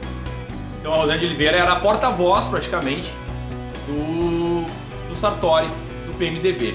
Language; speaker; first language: Portuguese; native; Portuguese